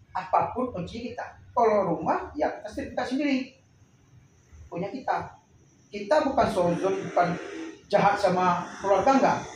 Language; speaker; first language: Indonesian; non-native, local second language; Minangkabau